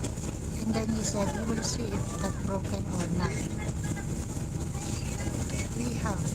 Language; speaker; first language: English; non-native, local second language; Filipino